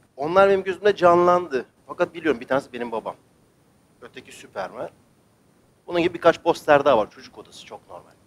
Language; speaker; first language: Turkish; native; Turkish